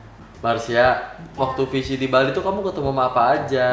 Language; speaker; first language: Indonesian; native; Indonesian